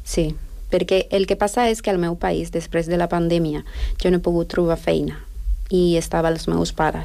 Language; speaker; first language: Catalan; non-native, fluent; Spanish